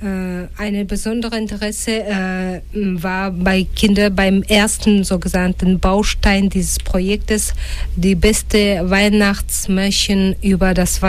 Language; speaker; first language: German; non-native, fluent; Russian